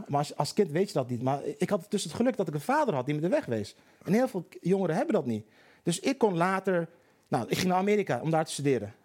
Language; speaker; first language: Dutch; early bilingual, other home language; Turkish